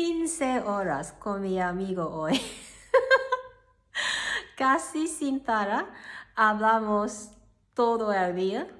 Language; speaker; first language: Spanish; non-native, learner; Cantonese